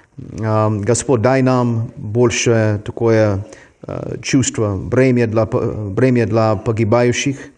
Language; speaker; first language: Russian; non-native, fluent; English